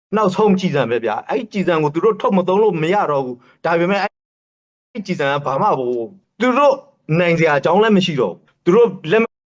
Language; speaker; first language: Burmese; non-native, local second language; S'gaw Karen